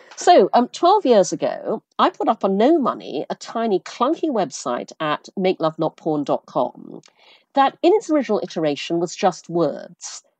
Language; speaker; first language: English; early bilingual, other home language; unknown